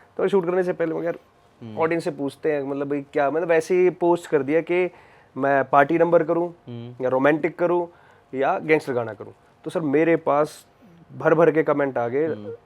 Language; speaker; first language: Hindi; native; Hindi